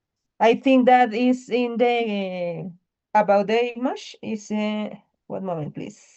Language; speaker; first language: English; non-native, learner; Spanish